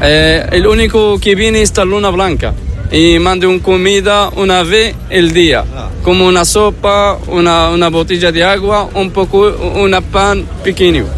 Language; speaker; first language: Spanish; non-native, learner; Arabic